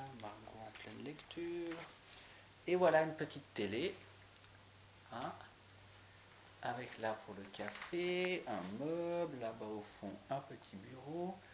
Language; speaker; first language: French; native; French